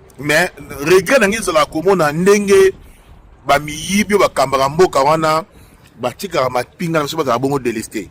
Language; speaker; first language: Lingala; non-native, local second language; Kongo